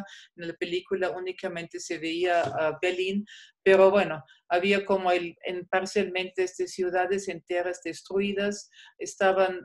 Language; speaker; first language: Spanish; non-native, fluent; German